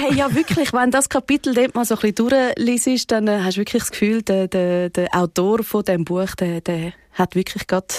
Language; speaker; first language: German; native; German